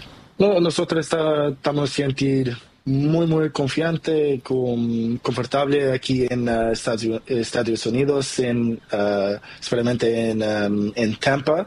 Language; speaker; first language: Spanish; non-native, learner; Portuguese